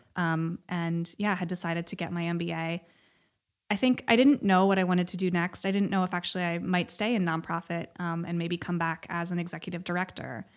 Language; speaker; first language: English; native; English